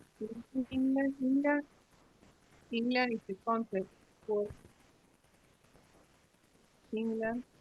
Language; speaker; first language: English; non-native, learner; Spanish